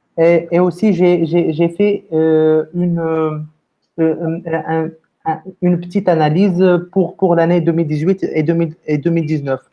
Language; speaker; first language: French; non-native, fluent; Romanian